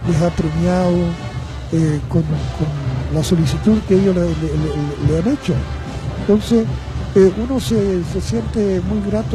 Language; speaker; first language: Spanish; native; Spanish